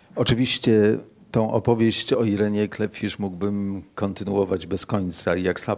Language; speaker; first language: Polish; native; Polish